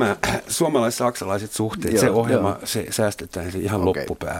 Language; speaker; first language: Finnish; non-native, fluent; German